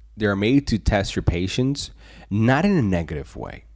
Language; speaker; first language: English; early bilingual, other home language; Spanish